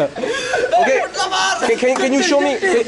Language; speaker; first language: English; non-native, learner; French